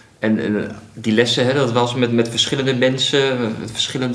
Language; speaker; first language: Dutch; non-native, learner; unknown